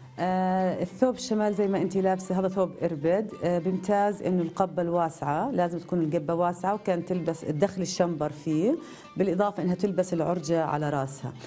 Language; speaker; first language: Arabic; native; Arabic